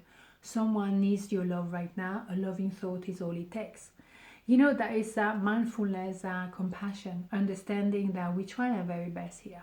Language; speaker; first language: English; non-native, fluent; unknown